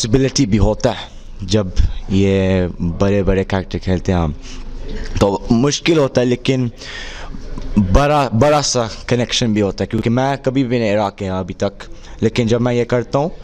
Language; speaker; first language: Hindi; early bilingual, heritage; Hindi